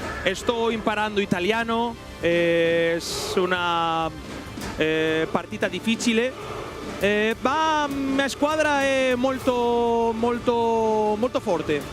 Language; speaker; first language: Italian; non-native, learner; Spanish